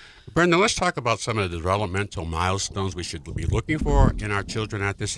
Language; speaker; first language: English; native; English